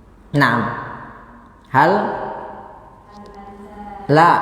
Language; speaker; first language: Arabic; non-native, fluent; Indonesian